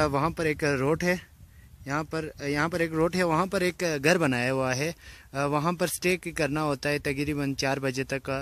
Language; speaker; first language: Urdu; non-native, local second language; Balti